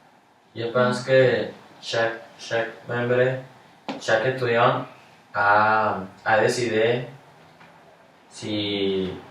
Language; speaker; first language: French; non-native, learner; Spanish